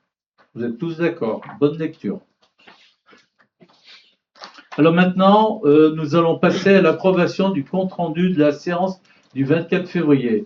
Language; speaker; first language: French; native; French